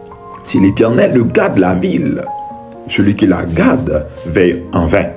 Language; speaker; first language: French; non-native, local second language; Haitian Creole